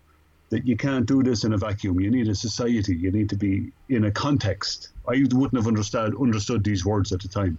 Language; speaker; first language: English; native; English